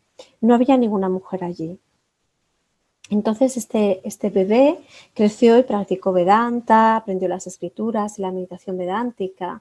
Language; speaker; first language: Spanish; native; Spanish